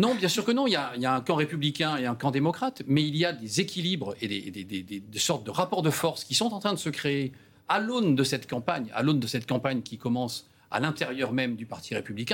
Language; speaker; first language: French; native; French